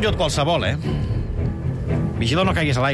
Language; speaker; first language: Catalan; native; Catalan